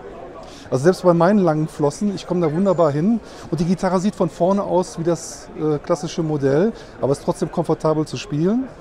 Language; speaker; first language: German; native; German